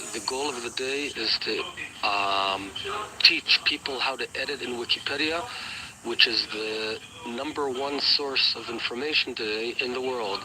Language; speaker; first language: English; non-native, fluent; Hebrew